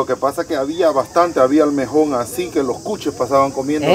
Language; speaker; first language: Spanish; native; Spanish